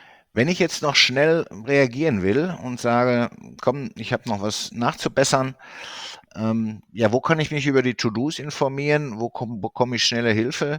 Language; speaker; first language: German; native; German